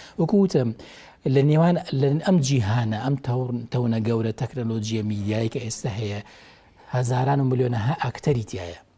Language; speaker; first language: Central Kurdish; native; Central Kurdish